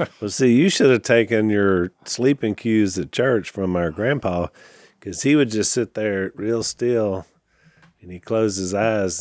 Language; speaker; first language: English; native; English